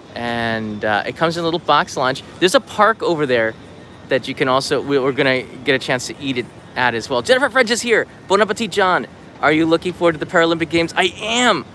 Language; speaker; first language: English; native; English